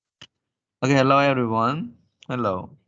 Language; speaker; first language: English; non-native, fluent; Khmer